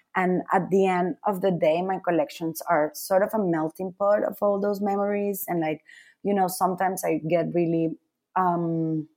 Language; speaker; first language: English; non-native, fluent; Spanish